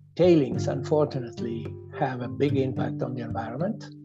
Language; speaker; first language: English; non-native, fluent; Italian